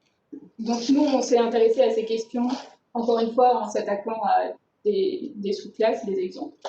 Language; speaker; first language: French; native; French